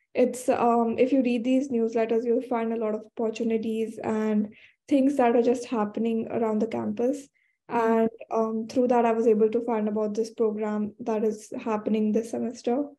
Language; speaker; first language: English; non-native, local second language; Hindi